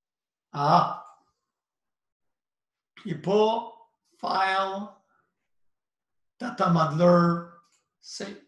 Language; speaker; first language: French; native; French